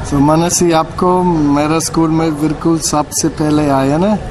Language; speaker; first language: Hindi; non-native, learner; English